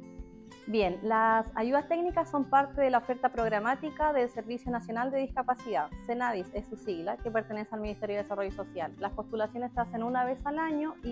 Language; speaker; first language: Spanish; native; Spanish